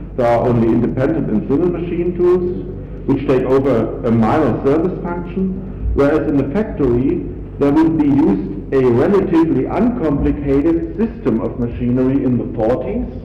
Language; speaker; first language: English; non-native, fluent; German